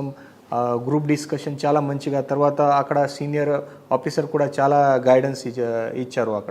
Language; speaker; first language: Telugu; non-native, fluent; Marathi